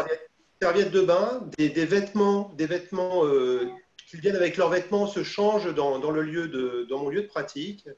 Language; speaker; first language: French; native; French